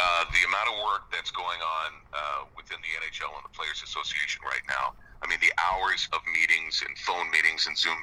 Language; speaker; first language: English; native; English